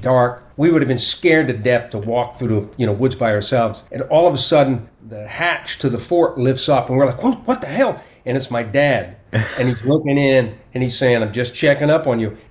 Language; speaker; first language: English; native; English